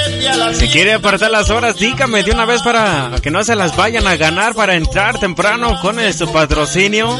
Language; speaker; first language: Spanish; native; Spanish